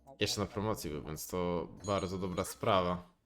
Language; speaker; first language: Polish; native; Polish